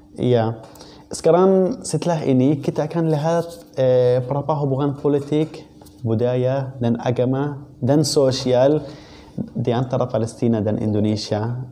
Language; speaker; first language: Indonesian; non-native, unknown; Arabic